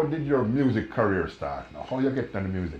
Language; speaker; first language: English; native; English